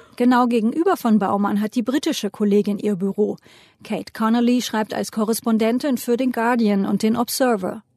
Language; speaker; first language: German; early bilingual, other home language; Turkish